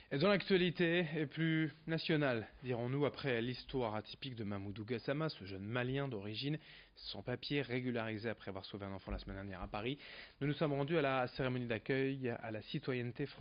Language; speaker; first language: French; native; French